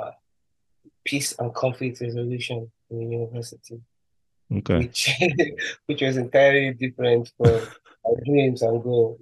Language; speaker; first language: English; non-native, local second language; Igbo